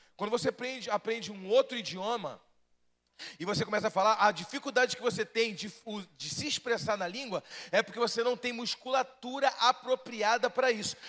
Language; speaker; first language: Portuguese; native; Portuguese